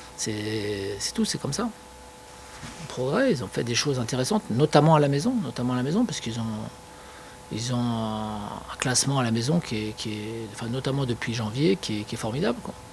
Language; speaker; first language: French; native; French